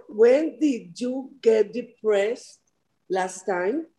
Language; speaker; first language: English; non-native, learner; Spanish